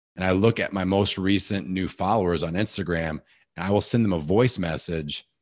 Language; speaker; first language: English; native; English